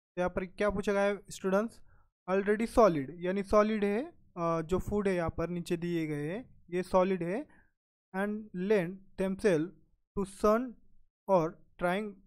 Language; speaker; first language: Hindi; non-native, local second language; Marathi